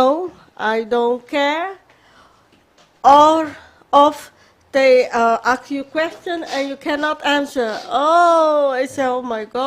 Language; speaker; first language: English; non-native, learner; Papiamento